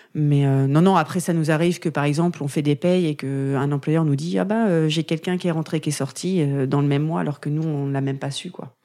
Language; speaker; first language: French; native; French